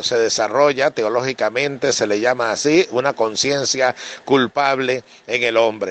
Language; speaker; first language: Spanish; native; Spanish